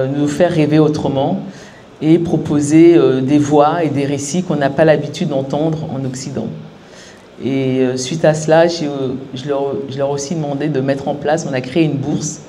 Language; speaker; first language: French; native; French